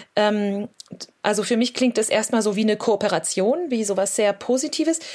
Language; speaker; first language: German; native; German